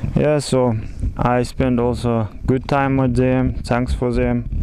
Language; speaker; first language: English; non-native, learner; Kazakh